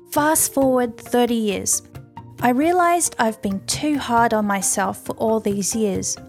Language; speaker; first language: English; early bilingual, other home language; Chinese